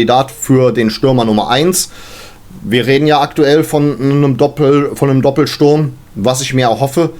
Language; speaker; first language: German; native; German